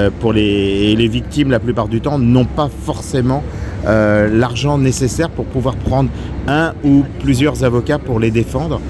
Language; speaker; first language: French; native; French